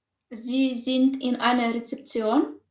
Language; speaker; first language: German; non-native, learner; Macedonian